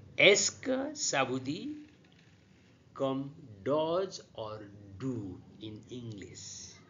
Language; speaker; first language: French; non-native, learner; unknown